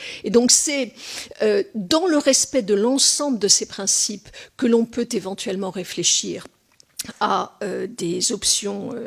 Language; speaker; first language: French; native; French